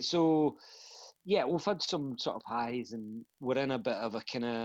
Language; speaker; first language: English; native; English